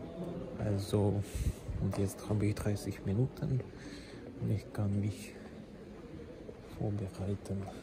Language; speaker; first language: German; non-native, learner; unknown